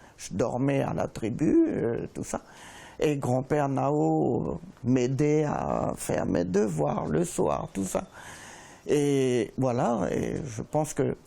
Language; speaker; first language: French; native; French